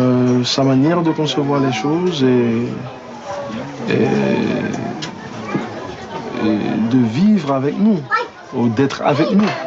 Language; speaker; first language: French; non-native, local second language; Haitian Creole